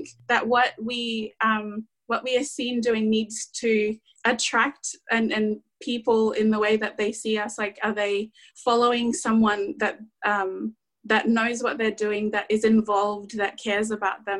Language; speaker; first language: English; non-native, fluent; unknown